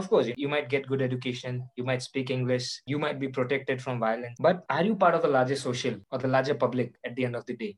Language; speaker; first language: English; non-native, local second language; Odia